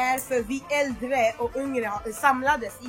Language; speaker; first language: Swedish; non-native, fluent; Lingala